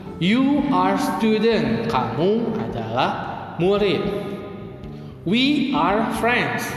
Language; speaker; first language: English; non-native, fluent; Indonesian